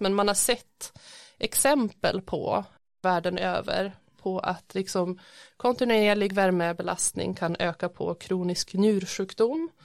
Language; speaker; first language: Swedish; native; Swedish